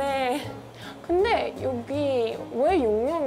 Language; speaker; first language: Korean; non-native, learner; Spanish